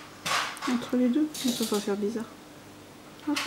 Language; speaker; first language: French; native; French